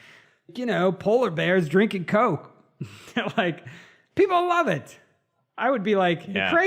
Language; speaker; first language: English; native; English